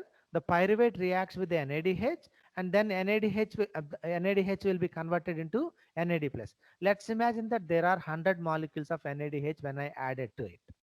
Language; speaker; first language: English; non-native, local second language; Telugu